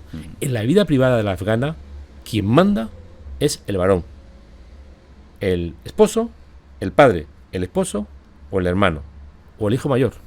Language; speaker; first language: Spanish; native; Spanish